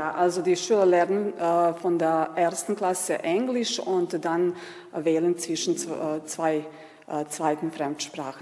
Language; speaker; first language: German; non-native, fluent; Serbian